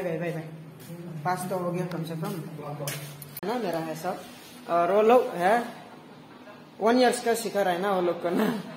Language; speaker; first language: Hindi; non-native, local second language; Kok Borok